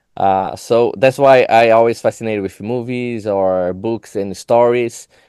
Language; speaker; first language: English; non-native, fluent; Portuguese